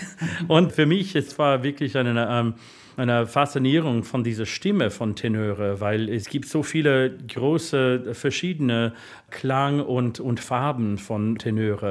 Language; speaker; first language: German; non-native, fluent; English